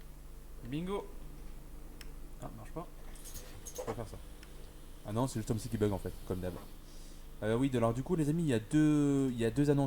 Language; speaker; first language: French; native; French